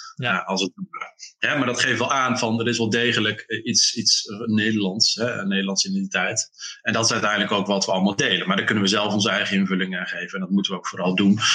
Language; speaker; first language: Dutch; native; Dutch